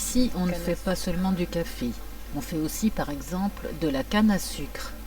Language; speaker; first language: French; native; French